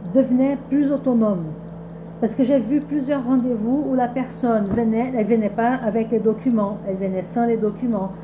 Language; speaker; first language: French; non-native, fluent; Portuguese